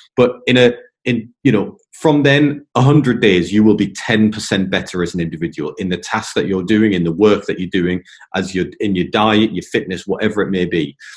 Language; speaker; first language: English; native; English